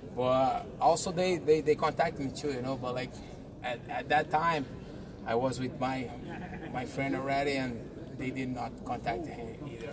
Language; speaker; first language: English; non-native, fluent; Portuguese